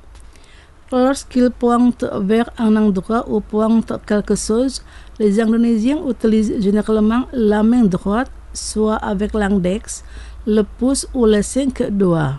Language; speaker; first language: French; non-native, fluent; Indonesian